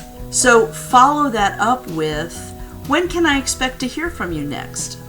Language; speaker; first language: English; native; English